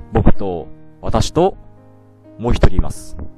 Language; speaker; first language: Japanese; non-native, learner; Korean